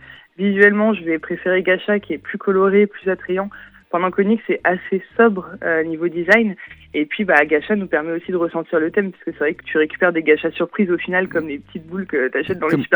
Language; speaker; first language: French; native; French